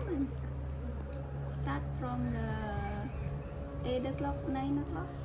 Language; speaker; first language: English; non-native, learner; Indonesian